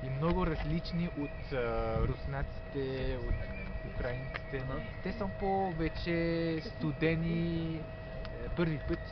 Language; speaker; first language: Bulgarian; non-native, learner; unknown